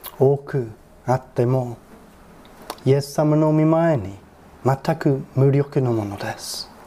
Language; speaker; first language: Japanese; non-native, fluent; English